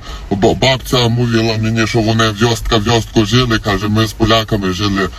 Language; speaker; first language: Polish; non-native, learner; Ukrainian